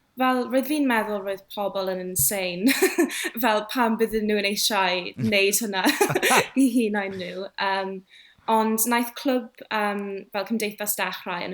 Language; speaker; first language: Welsh; non-native, local second language; English